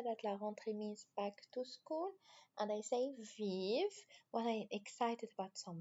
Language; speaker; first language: English; non-native, fluent; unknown